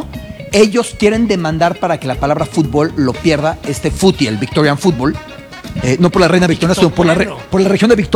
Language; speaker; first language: Spanish; native; Spanish